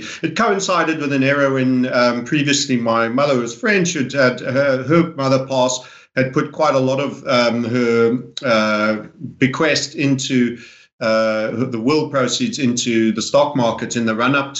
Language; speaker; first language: English; native; English